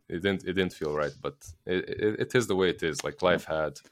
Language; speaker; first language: English; non-native, fluent; Bosnian